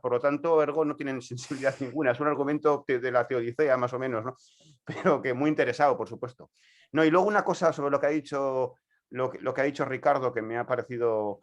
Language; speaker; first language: Spanish; native; Spanish